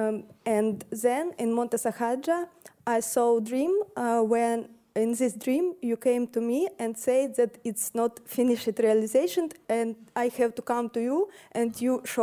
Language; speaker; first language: English; non-native, learner; Russian